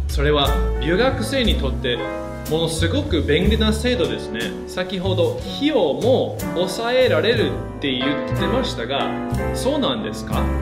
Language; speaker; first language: Japanese; non-native, fluent; English